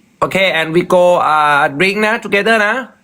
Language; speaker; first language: English; non-native, learner; Thai